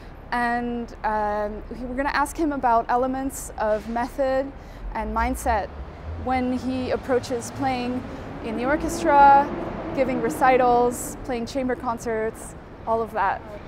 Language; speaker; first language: English; native; English